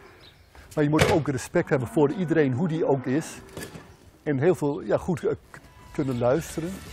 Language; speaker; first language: Dutch; native; Dutch